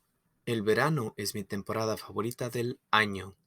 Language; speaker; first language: Spanish; non-native, fluent; English